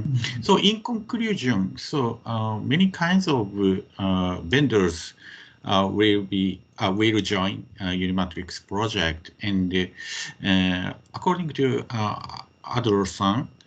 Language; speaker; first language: English; non-native, fluent; Japanese